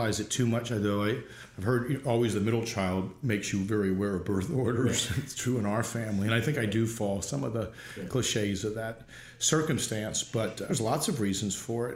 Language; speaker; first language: English; native; English